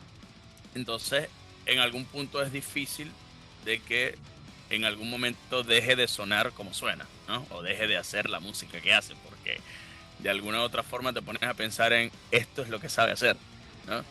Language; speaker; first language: Spanish; native; Spanish